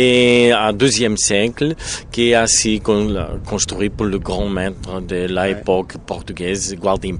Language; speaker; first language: French; non-native, learner; Portuguese